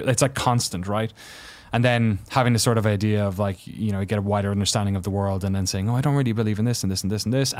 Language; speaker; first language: English; native; English